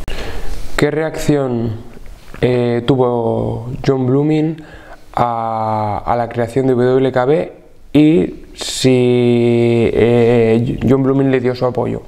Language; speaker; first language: Spanish; non-native, fluent; Russian